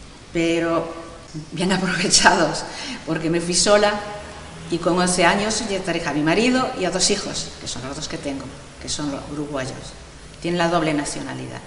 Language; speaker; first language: Spanish; non-native, local second language; Galician